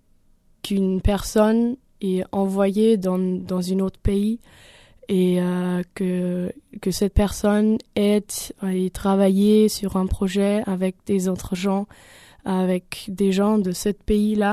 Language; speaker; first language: French; non-native, learner; German